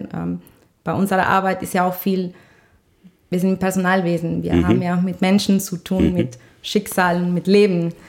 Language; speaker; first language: German; non-native, fluent; Spanish